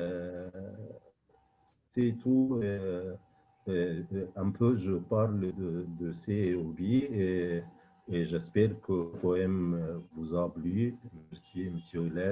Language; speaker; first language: French; non-native, fluent; Arabic